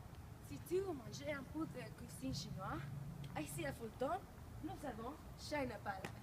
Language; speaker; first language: French; non-native, learner; English